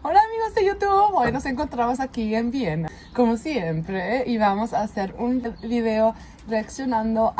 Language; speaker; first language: Spanish; non-native, fluent; German